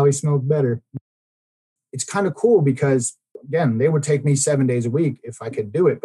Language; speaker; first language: English; native; English